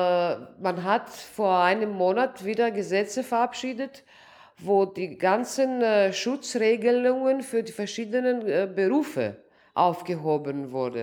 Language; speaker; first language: German; non-native, local second language; Greek